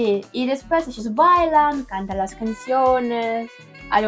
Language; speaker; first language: Spanish; non-native, learner; Ukrainian